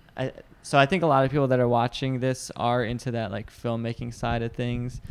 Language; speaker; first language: English; native; English